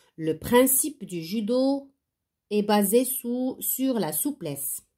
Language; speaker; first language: French; non-native, local second language; Arabic